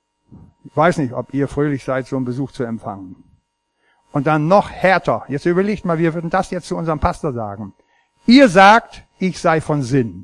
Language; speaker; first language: German; native; German